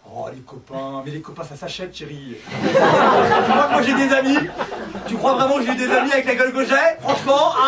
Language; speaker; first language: French; native; French